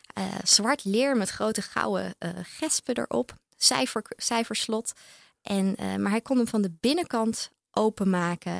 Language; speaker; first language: Dutch; native; Dutch